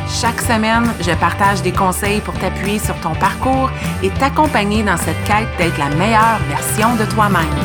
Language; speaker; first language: French; native; French